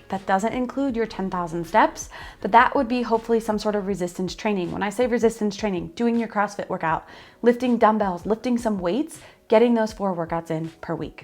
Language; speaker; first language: English; native; English